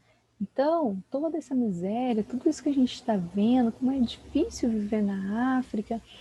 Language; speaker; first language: Portuguese; native; Portuguese